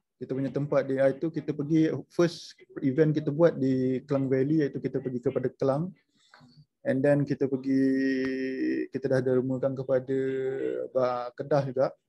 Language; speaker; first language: Malay; native; Malay